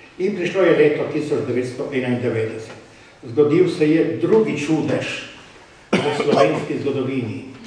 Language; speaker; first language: Slovenian; native; Slovenian